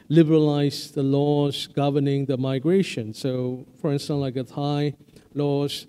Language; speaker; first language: English; non-native, fluent; Burmese